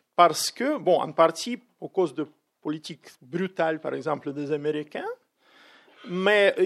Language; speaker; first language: French; non-native, fluent; Russian